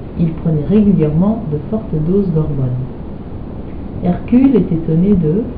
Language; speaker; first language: French; native; French